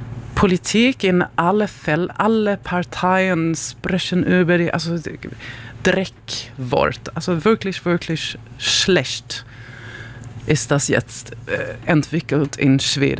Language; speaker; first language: German; non-native, learner; Swedish